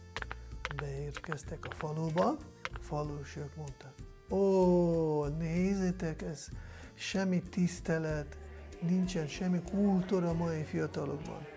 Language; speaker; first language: Hungarian; non-native, fluent; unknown